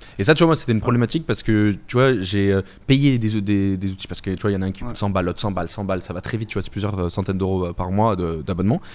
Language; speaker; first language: French; native; French